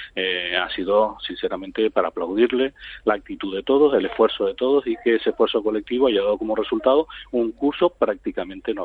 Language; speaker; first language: Spanish; native; Spanish